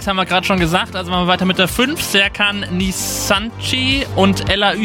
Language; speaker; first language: German; native; German